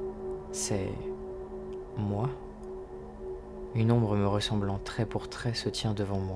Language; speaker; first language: French; native; French